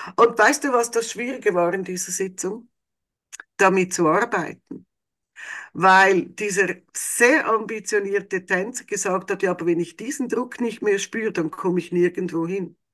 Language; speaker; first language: German; native; German